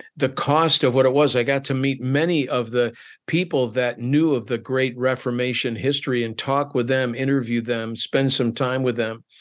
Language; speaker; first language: English; native; English